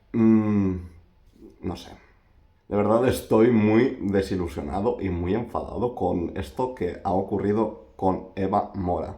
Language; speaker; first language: Spanish; native; Spanish